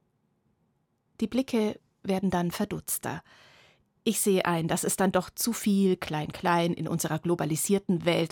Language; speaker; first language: German; native; German